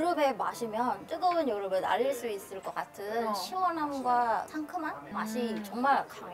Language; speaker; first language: Korean; non-native, fluent; Indonesian